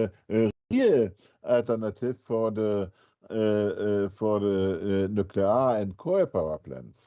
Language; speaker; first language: English; non-native, fluent; German